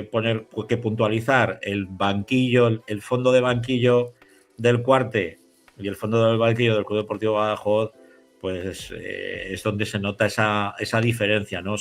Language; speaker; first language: Spanish; native; Spanish